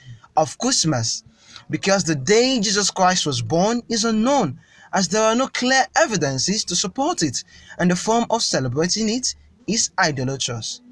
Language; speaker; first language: English; non-native, local second language; Yoruba